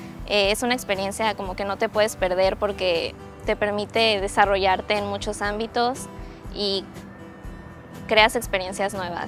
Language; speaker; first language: Spanish; native; Spanish